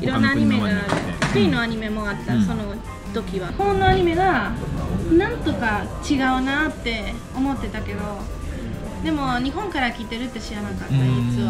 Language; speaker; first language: Japanese; non-native, fluent; Spanish